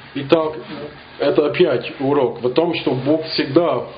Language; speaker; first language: Russian; non-native, learner; English